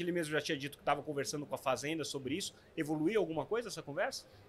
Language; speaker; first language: Portuguese; native; Portuguese